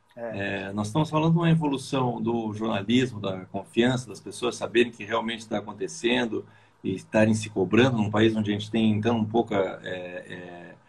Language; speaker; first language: Portuguese; native; Portuguese